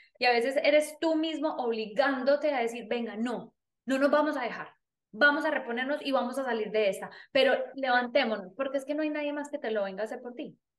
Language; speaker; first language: Spanish; native; Spanish